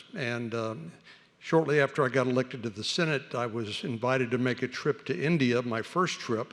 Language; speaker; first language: English; native; English